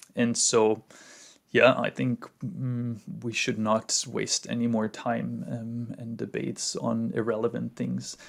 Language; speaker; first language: English; non-native, fluent; German